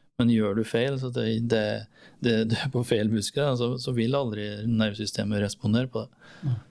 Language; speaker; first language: Norwegian; native; Norwegian